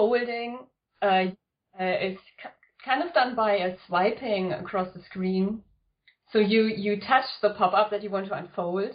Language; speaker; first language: English; non-native, fluent; German